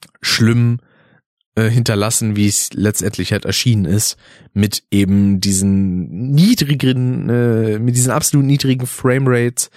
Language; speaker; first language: German; native; German